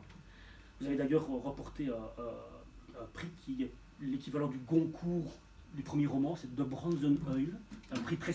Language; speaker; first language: French; native; French